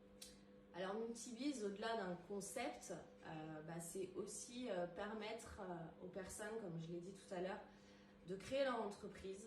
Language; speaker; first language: French; native; French